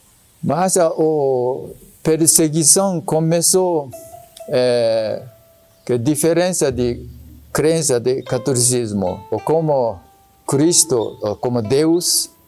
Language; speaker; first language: Portuguese; non-native, learner; Japanese